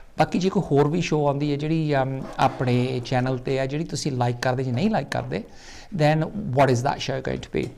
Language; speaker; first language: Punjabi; early bilingual, heritage; Punjabi